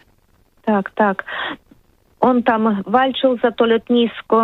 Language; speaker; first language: Polish; non-native, learner; Russian